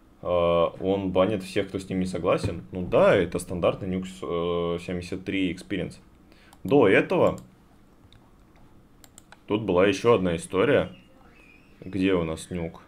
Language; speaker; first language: Russian; native; Russian